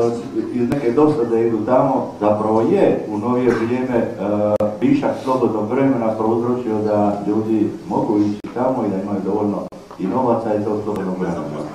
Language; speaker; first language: Serbian; native; Serbian